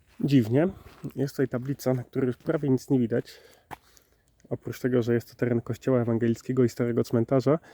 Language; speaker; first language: Polish; native; Polish